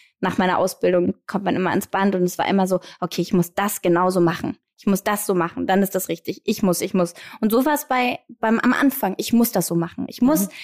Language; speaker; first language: German; early bilingual, other home language; Greek